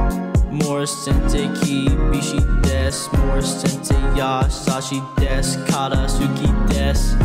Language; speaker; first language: Japanese; non-native, learner; English